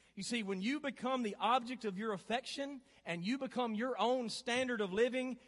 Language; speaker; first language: English; native; English